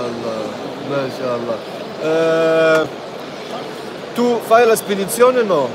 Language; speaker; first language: Italian; non-native, learner; Arabic